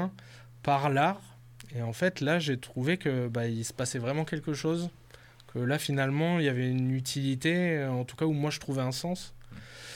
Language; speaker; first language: French; native; French